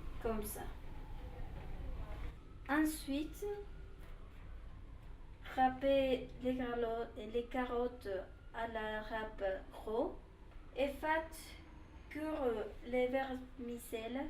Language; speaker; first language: French; non-native, learner; Spanish